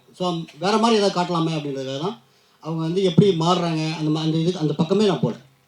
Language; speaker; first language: Tamil; native; Tamil